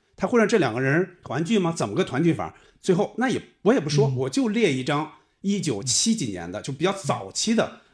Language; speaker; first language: Chinese; native; Chinese